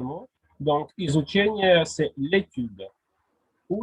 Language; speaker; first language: French; non-native, fluent; Russian